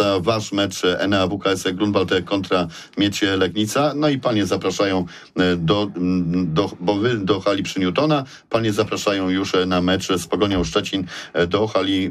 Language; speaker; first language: Polish; native; Polish